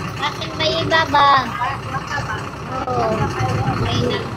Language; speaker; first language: Filipino; non-native, local second language; Cebuano